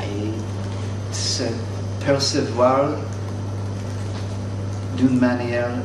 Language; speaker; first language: French; non-native, fluent; English